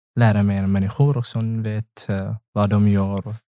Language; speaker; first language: Swedish; non-native, learner; Tigrinya